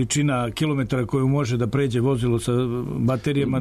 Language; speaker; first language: Serbian; native; Serbian